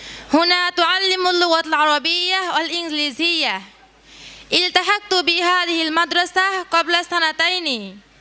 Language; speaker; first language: Arabic; non-native, learner; Bangla